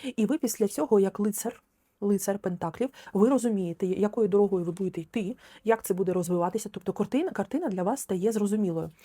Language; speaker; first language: Ukrainian; non-native, local second language; Russian